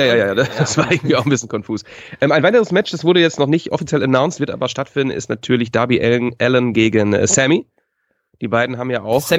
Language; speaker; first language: German; native; German